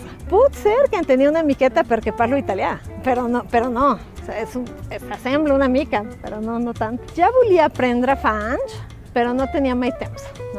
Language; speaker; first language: Catalan; non-native, fluent; Spanish